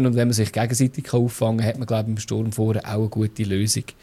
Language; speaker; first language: German; native; German